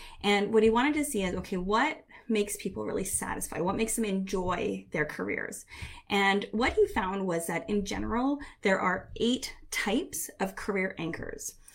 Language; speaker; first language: English; native; English